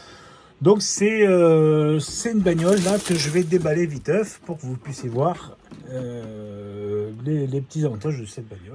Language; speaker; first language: French; native; French